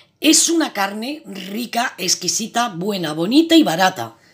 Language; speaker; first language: Spanish; native; Spanish